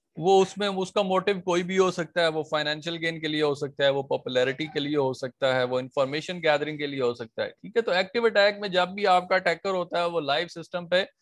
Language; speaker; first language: Urdu; non-native, local second language; Punjabi